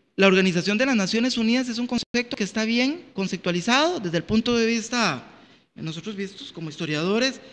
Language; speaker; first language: Spanish; native; Spanish